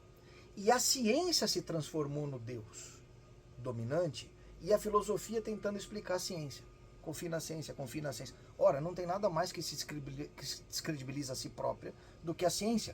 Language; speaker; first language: Portuguese; native; Portuguese